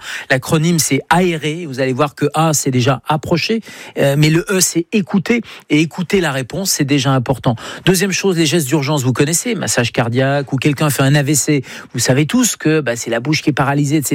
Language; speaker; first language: French; native; French